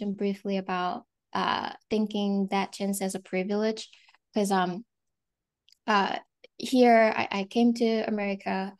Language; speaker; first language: English; non-native, fluent; Korean